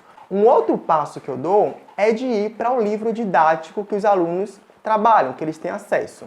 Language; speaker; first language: Portuguese; native; Portuguese